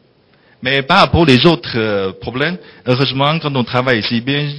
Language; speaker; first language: French; non-native, fluent; Chinese